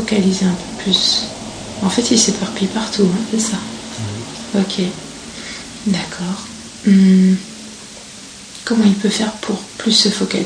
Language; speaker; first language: French; native; French